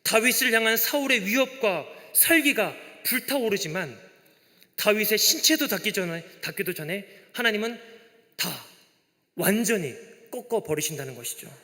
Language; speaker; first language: Korean; native; Korean